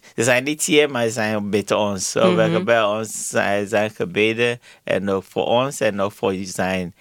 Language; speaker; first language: Dutch; non-native, learner; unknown